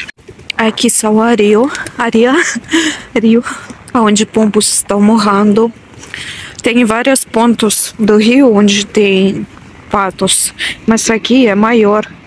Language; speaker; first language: Portuguese; non-native, learner; Russian